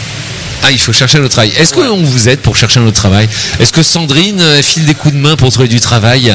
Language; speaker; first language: French; native; French